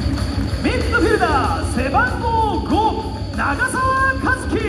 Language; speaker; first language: Japanese; native; Japanese